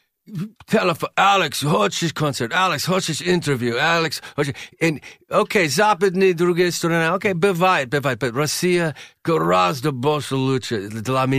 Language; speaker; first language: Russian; non-native, learner; English